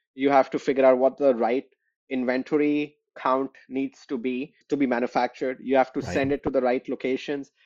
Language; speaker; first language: English; non-native, local second language; Hindi